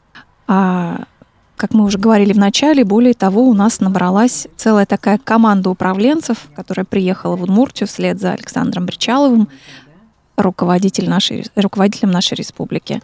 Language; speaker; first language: Russian; native; Russian